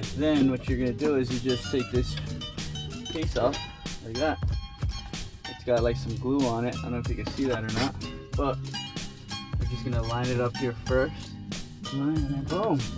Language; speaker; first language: English; native; English